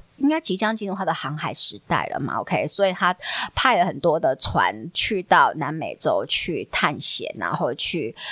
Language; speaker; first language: Chinese; native; Chinese